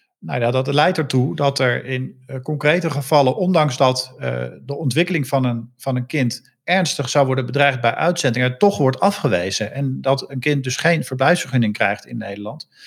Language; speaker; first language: Dutch; native; Dutch